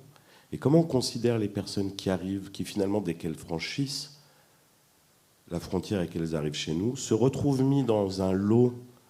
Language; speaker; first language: French; native; French